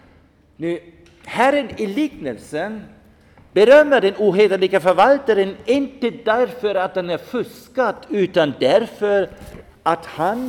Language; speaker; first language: Swedish; non-native, fluent; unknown